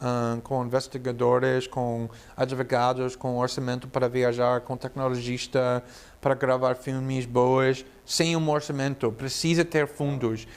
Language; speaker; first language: Portuguese; non-native, fluent; English